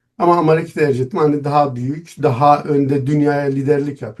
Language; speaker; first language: Turkish; non-native, local second language; Zaza